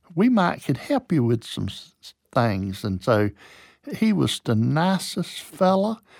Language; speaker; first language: English; native; English